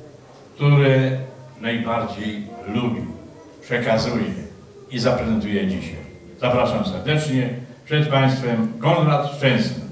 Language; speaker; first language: Polish; native; Polish